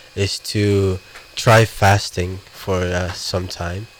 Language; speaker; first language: English; non-native, fluent; Somali